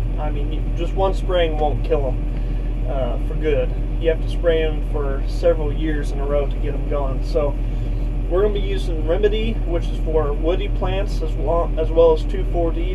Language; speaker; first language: English; native; English